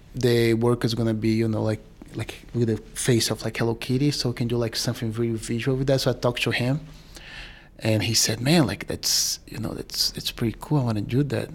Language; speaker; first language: English; non-native, fluent; Portuguese